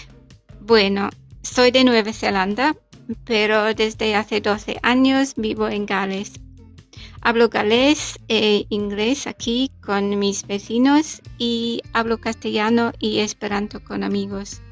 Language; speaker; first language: Spanish; non-native, fluent; English